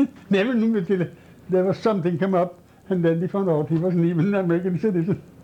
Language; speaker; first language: English; non-native, fluent; Swedish